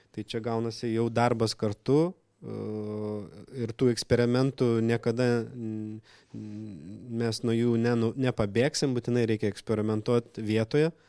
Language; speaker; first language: Lithuanian; non-native, local second language; Russian